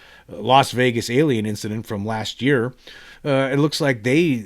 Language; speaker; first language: English; native; English